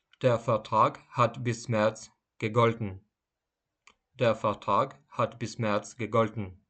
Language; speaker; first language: German; non-native, fluent; Ukrainian